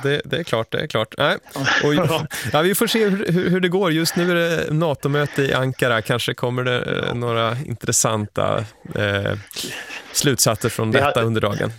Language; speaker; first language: Swedish; native; Swedish